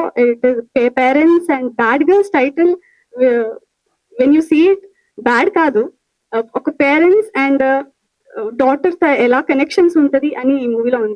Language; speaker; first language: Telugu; non-native, learner; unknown